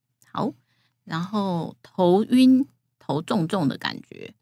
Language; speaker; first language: Chinese; native; Chinese